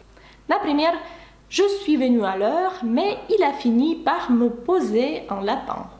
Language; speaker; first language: French; non-native, fluent; Russian